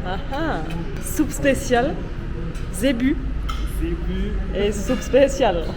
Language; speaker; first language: French; native; French